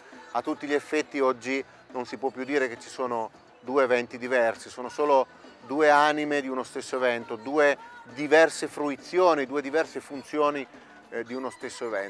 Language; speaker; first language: Italian; native; Italian